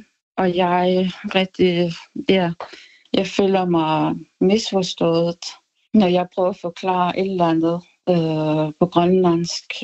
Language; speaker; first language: Danish; non-native, local second language; Kalaallisut